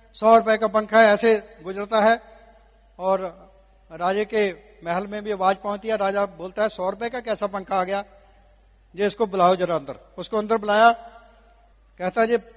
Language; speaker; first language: Hindi; non-native, local second language; Punjabi